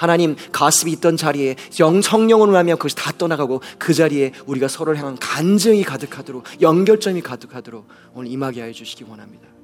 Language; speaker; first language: Korean; native; Korean